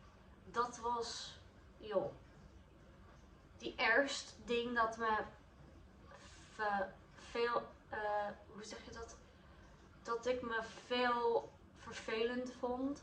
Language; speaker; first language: Dutch; non-native, learner; English